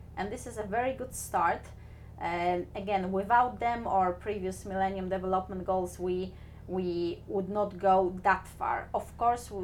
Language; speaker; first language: English; non-native, fluent; Polish